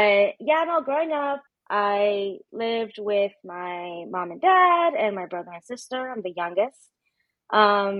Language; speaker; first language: English; native; English